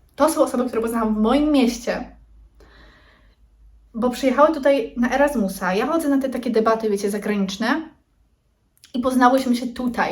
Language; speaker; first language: Polish; native; Polish